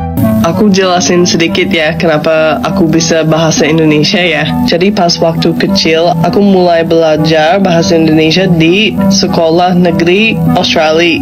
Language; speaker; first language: Indonesian; non-native, fluent; English